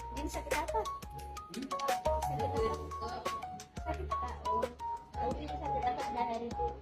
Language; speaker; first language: Indonesian; native; Indonesian